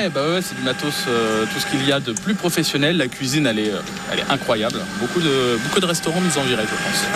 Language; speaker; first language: French; native; French